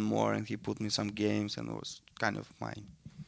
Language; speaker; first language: English; non-native, learner; Russian